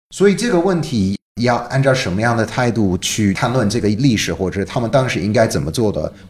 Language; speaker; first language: Chinese; non-native, fluent; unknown